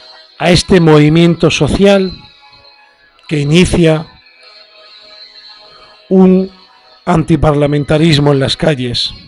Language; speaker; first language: Spanish; native; Spanish